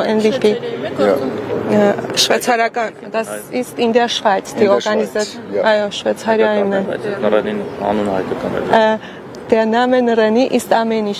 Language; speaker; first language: German; non-native, fluent; Armenian